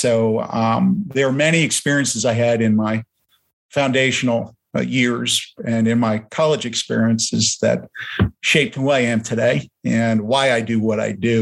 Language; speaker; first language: English; early bilingual, other home language; German